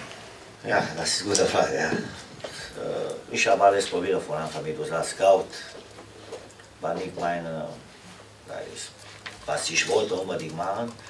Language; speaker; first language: German; non-native, fluent; Romanian